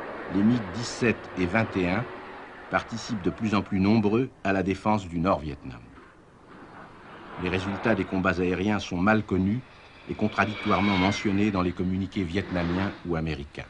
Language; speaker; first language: French; native; French